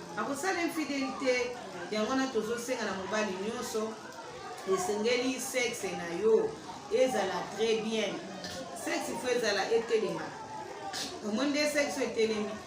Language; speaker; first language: Lingala; native; Lingala